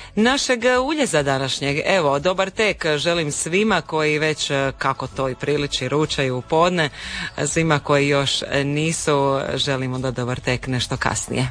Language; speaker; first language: Serbian; native; Serbian